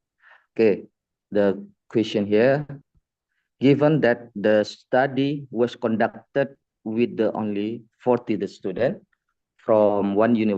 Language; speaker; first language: English; non-native, fluent; Indonesian